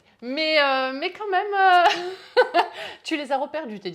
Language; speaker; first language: French; native; French